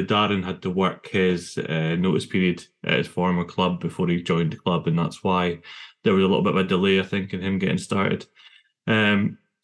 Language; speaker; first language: English; native; English